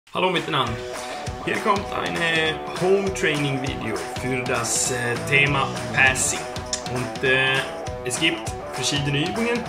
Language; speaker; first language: German; non-native, learner; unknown